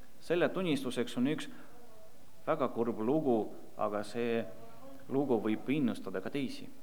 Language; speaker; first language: Estonian; non-native, local second language; Russian